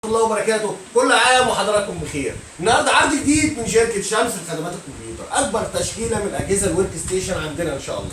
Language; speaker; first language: Arabic; native; Arabic